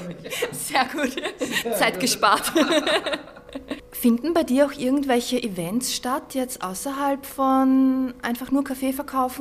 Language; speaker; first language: German; native; German